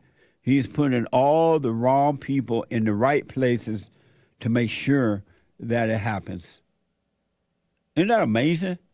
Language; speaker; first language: English; native; English